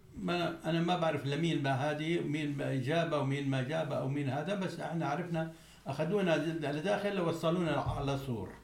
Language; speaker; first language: Swedish; non-native, learner; Arabic